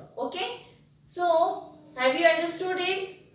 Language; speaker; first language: English; non-native, local second language; Marathi